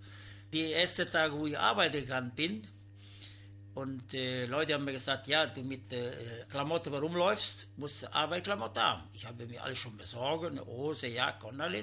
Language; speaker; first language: German; non-native, learner; Italian